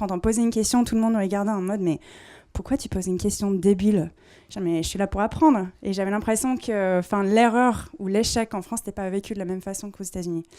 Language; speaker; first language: French; non-native, fluent; English